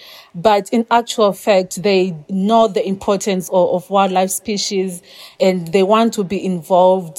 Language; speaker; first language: English; non-native, local second language; Shona